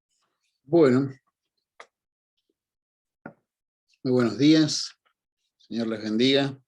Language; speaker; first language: Spanish; native; Spanish